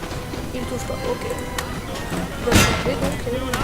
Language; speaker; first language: French; native; French